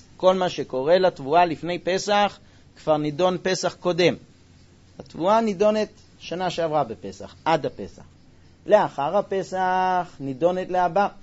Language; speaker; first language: Hebrew; non-native, fluent; English